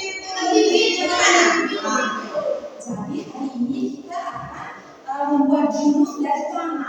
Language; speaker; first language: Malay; non-native, local second language; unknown